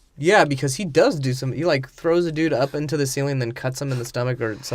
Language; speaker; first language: English; native; English